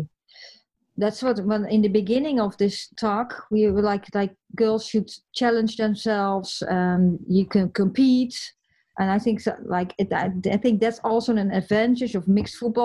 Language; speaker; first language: English; non-native, fluent; Dutch